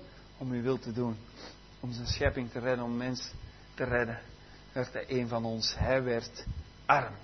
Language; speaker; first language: Dutch; native; Dutch